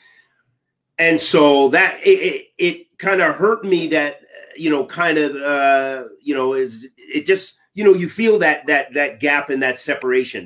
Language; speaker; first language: English; native; English